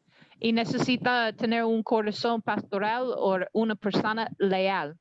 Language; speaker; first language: Spanish; non-native, learner; English